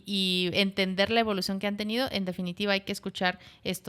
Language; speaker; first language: Spanish; native; Spanish